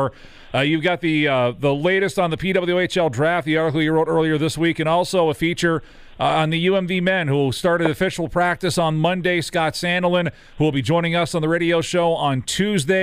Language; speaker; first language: English; native; English